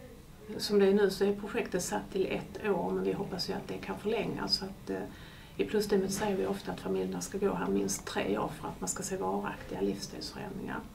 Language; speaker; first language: Swedish; native; Swedish